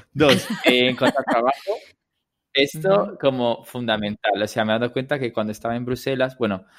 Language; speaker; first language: Spanish; non-native, fluent; Italian